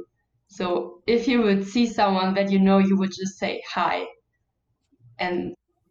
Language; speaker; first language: English; non-native, fluent; German